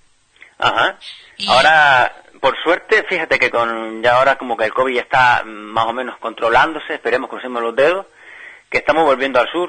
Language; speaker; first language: Spanish; native; Spanish